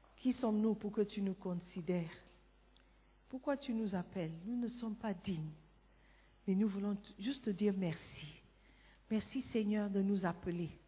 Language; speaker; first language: French; non-native, fluent; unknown